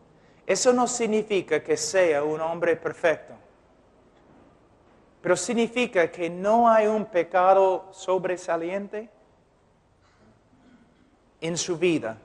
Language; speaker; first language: Spanish; non-native, fluent; English